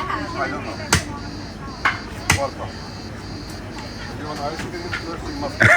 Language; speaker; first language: English; non-native, learner; Turkish